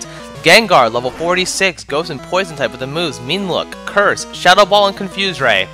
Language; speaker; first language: English; native; English